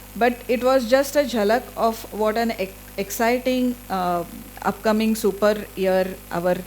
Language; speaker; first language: English; non-native, local second language; Marathi